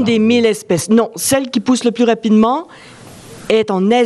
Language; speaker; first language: French; native; French